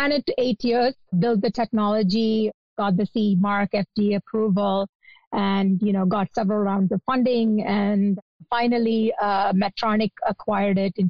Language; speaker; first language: English; non-native, local second language; Malayalam